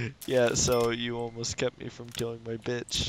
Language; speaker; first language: English; native; English